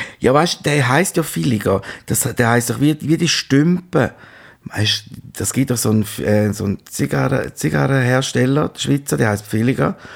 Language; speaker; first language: German; native; German